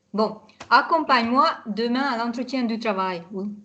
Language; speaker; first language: French; non-native, fluent; Hungarian